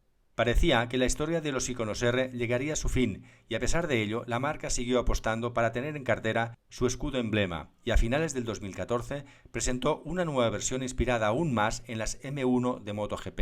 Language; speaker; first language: Spanish; native; Spanish